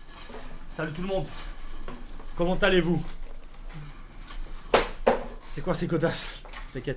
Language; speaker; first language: French; native; French